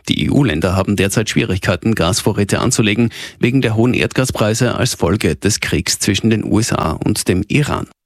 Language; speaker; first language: German; native; German